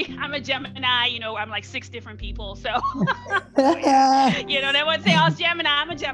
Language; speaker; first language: English; non-native, local second language; Igbo